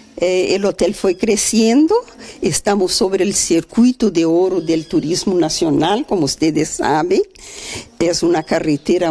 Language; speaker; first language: Spanish; non-native, fluent; Portuguese